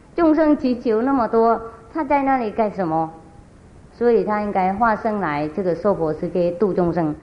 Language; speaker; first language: Chinese; non-native, fluent; Vietnamese